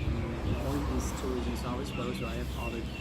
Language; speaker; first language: English; non-native, learner; Burmese